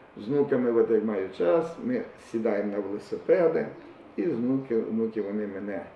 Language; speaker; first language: Ukrainian; native; Ukrainian